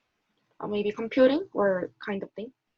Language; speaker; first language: English; non-native, learner; Korean